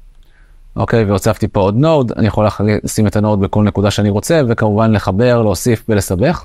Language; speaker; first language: Hebrew; native; Hebrew